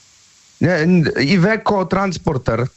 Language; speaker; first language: German; non-native, learner; Polish